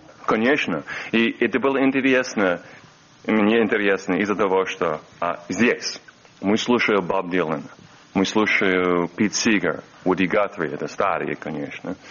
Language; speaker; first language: Russian; non-native, learner; English